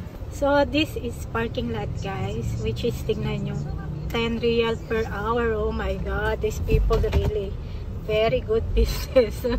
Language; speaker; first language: English; non-native, learner; Filipino